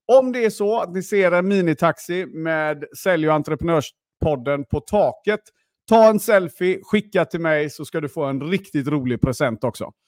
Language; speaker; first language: Swedish; native; Swedish